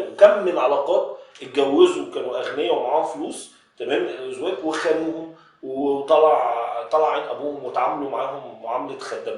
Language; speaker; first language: Arabic; native; Arabic